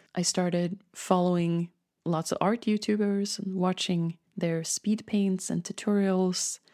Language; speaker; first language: English; non-native, fluent; Swedish